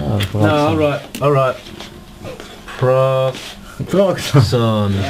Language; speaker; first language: English; native; English